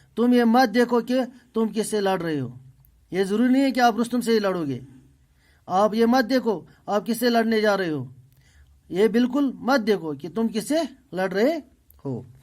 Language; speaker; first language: Urdu; non-native, local second language; Kashmiri